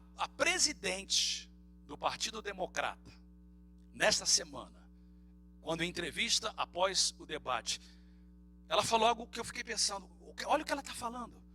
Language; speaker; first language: Portuguese; native; Portuguese